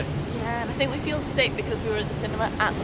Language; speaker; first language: English; native; English